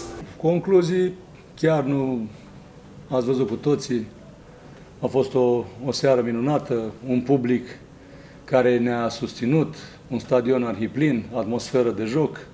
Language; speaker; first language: Romanian; native; Romanian